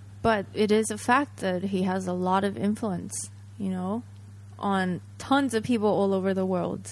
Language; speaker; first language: English; non-native, fluent; Japanese